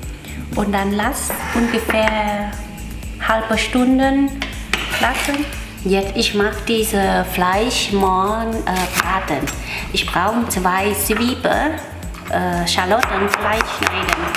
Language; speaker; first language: German; non-native, learner; Vietnamese